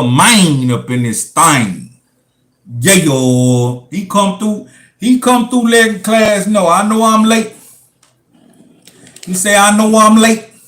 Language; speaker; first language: English; native; English